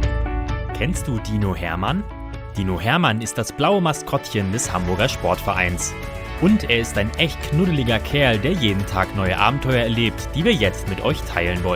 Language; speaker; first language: German; native; German